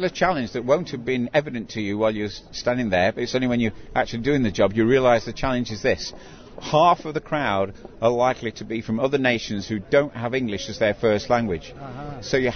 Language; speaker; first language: English; native; English